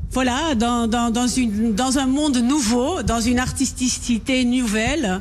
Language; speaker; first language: French; non-native, local second language; Dutch